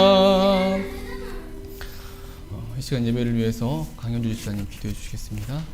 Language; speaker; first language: Korean; native; Korean